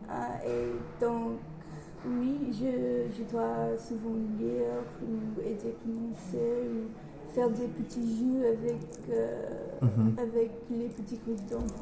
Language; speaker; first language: French; non-native, learner; English